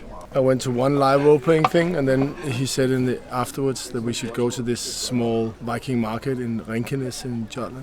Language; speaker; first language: English; non-native, fluent; Danish